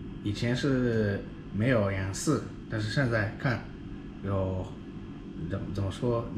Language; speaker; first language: Chinese; non-native, learner; English